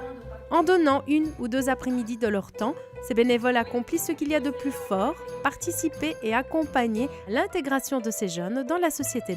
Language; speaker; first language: French; native; French